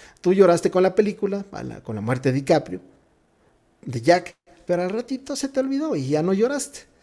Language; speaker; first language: Spanish; native; Spanish